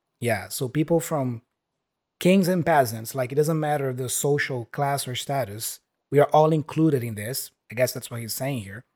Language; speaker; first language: English; non-native, fluent; Portuguese